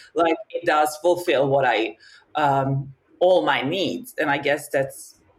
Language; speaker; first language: English; non-native, fluent; Serbian